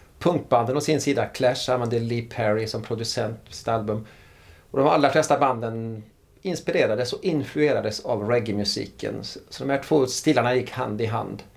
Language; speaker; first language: Swedish; native; Swedish